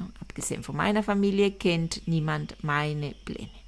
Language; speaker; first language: German; non-native, fluent; Spanish